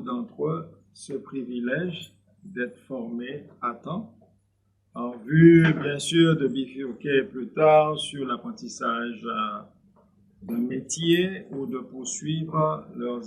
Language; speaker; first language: French; non-native, local second language; Haitian Creole